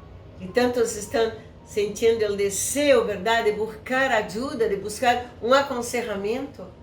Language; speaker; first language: Spanish; non-native, fluent; Portuguese